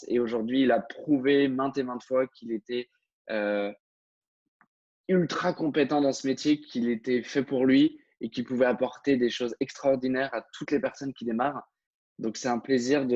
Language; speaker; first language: French; native; French